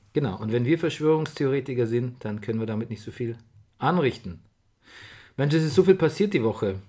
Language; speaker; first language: German; native; German